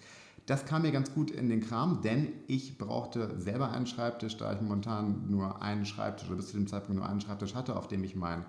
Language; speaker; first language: German; native; German